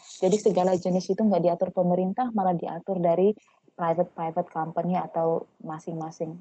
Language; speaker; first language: Indonesian; non-native, local second language; Tetum